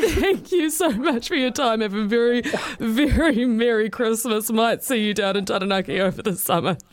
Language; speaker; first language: English; native; English